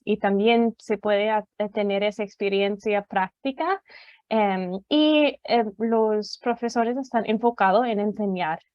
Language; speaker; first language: Spanish; non-native, fluent; English